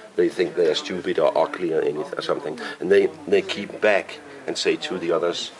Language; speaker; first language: English; non-native, fluent; Danish